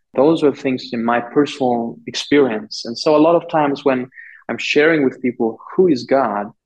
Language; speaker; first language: English; non-native, local second language; German